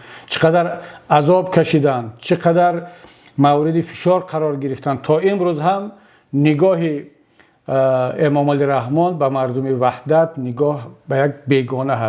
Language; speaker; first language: Persian; native; Persian